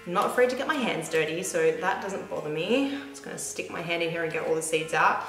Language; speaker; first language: English; native; English